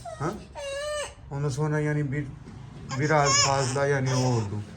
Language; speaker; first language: Turkish; non-native, learner; Urdu